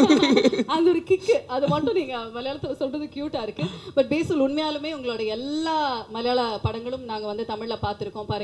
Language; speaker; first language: Tamil; native; Tamil